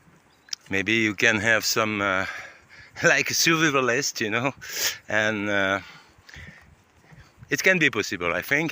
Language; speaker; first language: English; non-native, learner; French